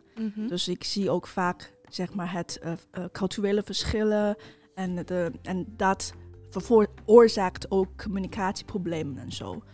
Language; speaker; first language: Dutch; non-native, fluent; Chinese